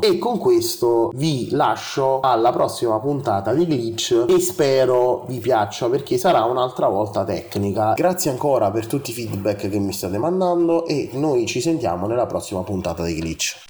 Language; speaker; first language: Italian; native; Italian